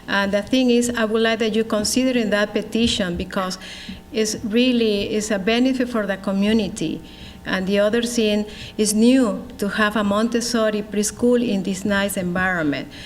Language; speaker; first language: English; non-native, learner; Spanish